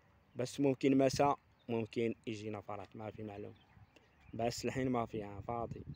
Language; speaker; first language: Arabic; non-native, learner; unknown